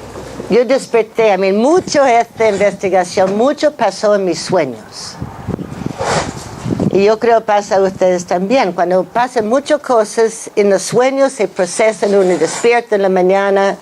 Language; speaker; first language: Spanish; non-native, fluent; English